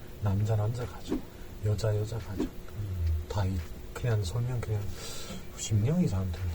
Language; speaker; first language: Korean; non-native, learner; Spanish